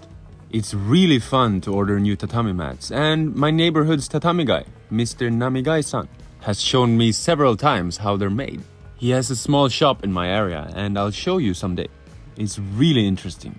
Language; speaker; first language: English; non-native, fluent; Swedish